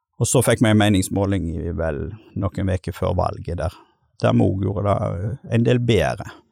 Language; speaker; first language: Norwegian; native; Norwegian